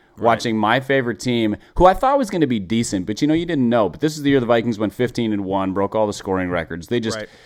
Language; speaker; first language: English; native; English